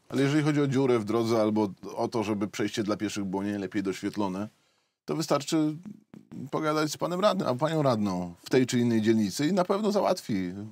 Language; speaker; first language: Polish; native; Polish